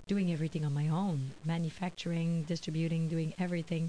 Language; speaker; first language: English; native; English